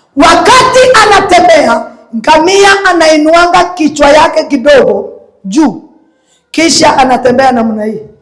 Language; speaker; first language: Swahili; non-native, local second language; Kalenjin